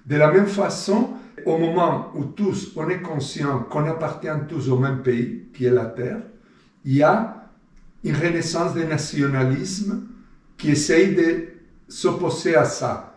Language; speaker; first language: French; non-native, fluent; Spanish